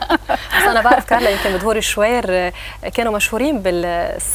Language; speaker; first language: Arabic; native; Arabic